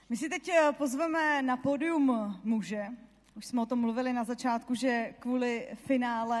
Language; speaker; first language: Czech; native; Czech